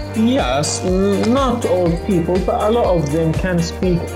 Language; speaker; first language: English; non-native, fluent; Arabic